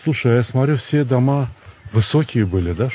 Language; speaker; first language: Russian; native; Russian